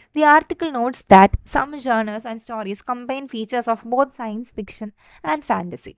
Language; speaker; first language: English; non-native, local second language; Malayalam